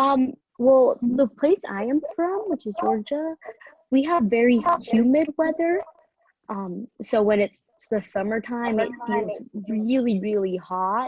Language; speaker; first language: English; early bilingual, other home language; Spanish